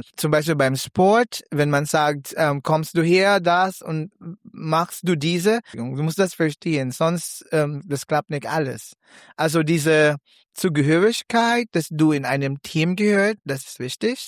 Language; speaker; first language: German; non-native, learner; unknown